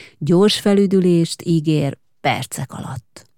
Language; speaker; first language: Hungarian; native; Hungarian